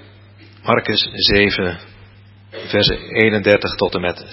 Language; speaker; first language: Dutch; native; Dutch